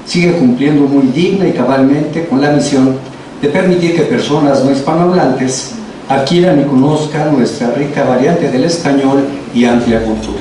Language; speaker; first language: Spanish; native; Spanish